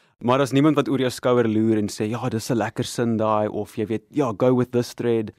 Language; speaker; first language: Afrikaans; non-native, local second language; English